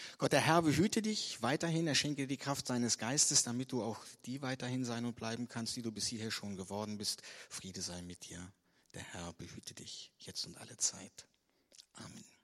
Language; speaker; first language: German; native; German